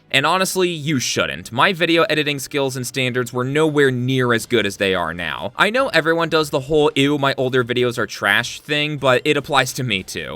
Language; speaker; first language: English; native; English